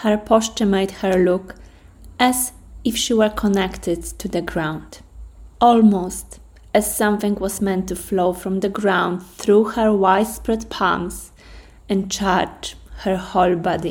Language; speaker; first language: English; non-native, fluent; Polish